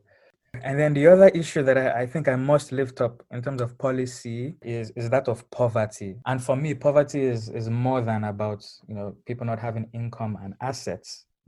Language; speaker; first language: English; non-native, local second language; Yoruba